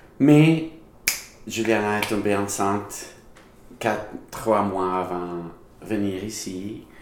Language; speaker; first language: French; non-native, learner; Spanish